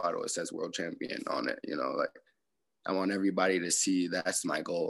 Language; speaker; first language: English; native; English